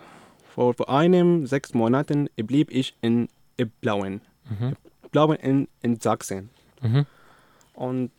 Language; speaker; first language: German; non-native, learner; Arabic